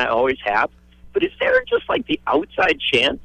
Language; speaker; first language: English; native; English